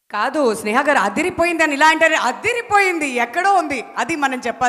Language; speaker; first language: Telugu; native; Telugu